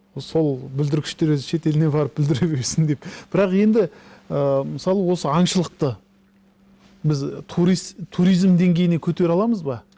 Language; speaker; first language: Kazakh; early bilingual, heritage; Kazakh